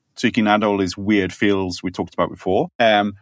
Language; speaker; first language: English; native; English